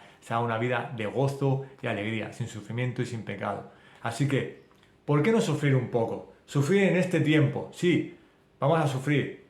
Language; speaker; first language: Spanish; native; Spanish